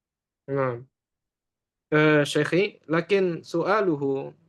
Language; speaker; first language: Arabic; non-native, fluent; Indonesian